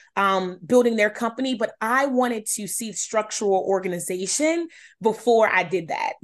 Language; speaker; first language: English; native; English